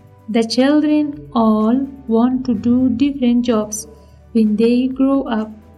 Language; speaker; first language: English; non-native, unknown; Persian